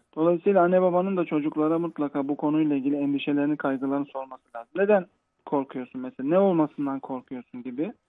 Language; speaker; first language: Turkish; native; Turkish